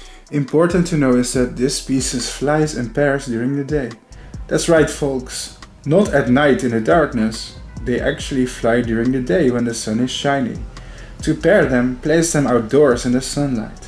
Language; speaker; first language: English; non-native, fluent; Dutch